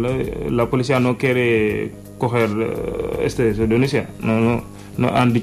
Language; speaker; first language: Spanish; non-native, learner; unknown